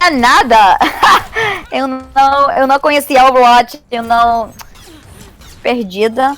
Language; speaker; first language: Portuguese; non-native, learner; Spanish